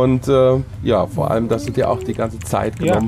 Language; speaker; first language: German; native; German